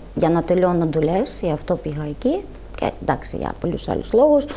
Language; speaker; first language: Greek; non-native, fluent; Ukrainian